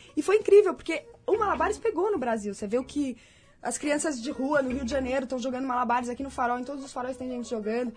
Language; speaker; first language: Portuguese; native; Portuguese